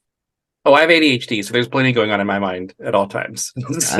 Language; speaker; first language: English; native; English